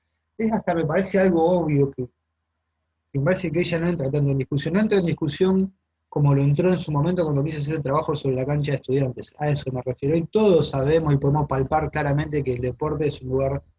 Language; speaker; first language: Spanish; native; Spanish